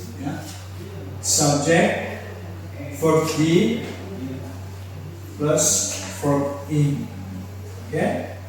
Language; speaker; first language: English; non-native, fluent; Indonesian